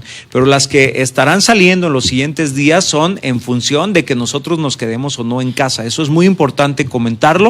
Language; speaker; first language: Spanish; native; Spanish